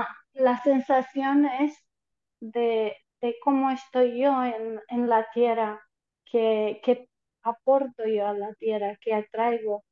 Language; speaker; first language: Spanish; non-native, fluent; Romanian